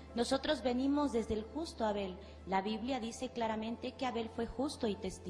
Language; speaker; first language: Spanish; native; Spanish